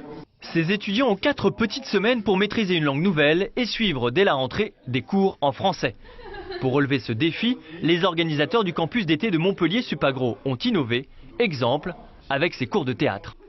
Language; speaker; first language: French; native; French